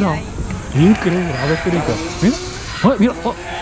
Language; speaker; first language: Spanish; non-native, learner; Japanese